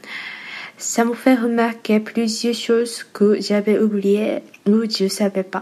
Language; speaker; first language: French; non-native, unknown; Japanese